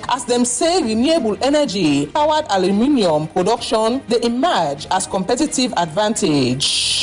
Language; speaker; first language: English; non-native, local second language; Krio